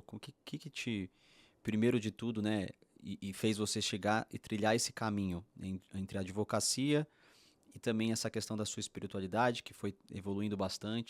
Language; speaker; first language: Portuguese; native; Portuguese